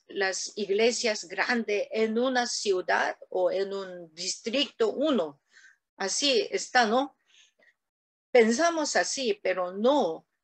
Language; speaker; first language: Spanish; non-native, learner; Korean